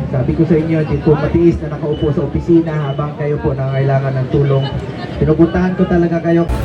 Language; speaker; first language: Filipino; non-native, local second language; Cebuano